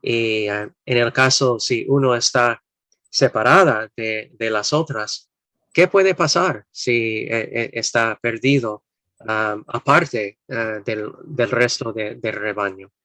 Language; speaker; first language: Spanish; non-native, fluent; English